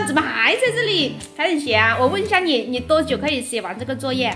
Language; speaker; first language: Chinese; native; Chinese